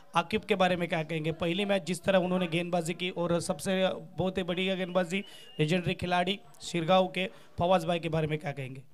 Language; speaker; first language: Hindi; non-native, local second language; Marathi